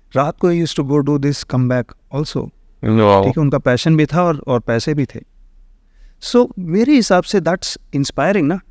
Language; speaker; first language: Hindi; native; Hindi